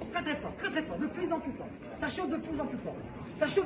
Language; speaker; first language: French; native; French